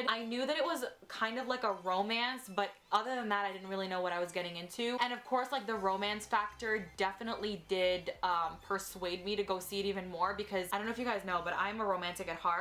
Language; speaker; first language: English; native; English